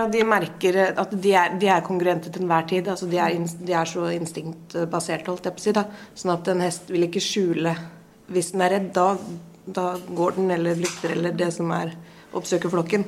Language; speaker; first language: Norwegian; native; Norwegian